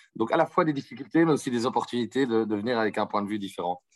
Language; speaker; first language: French; native; French